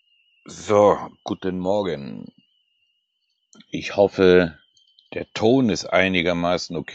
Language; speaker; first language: German; native; German